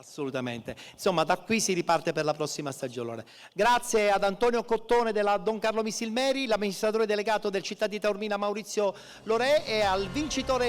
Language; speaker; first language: Italian; native; Italian